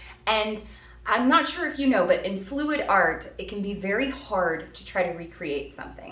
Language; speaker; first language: English; native; English